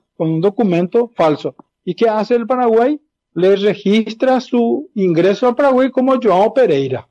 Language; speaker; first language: Spanish; native; Spanish